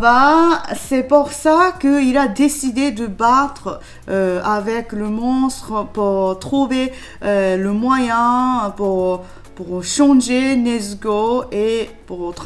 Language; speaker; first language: French; non-native, learner; Japanese